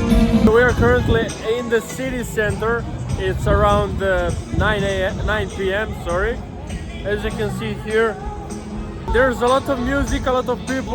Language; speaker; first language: English; non-native, fluent; Serbian